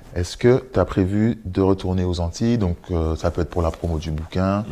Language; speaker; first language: French; native; French